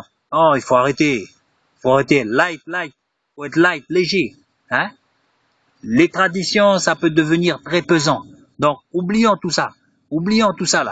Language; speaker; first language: French; native; French